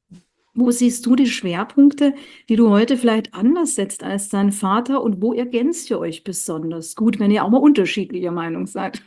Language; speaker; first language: German; native; German